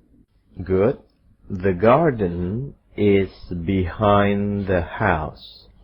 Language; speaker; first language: English; non-native, fluent; Indonesian